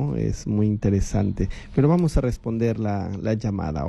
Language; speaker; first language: Spanish; native; Spanish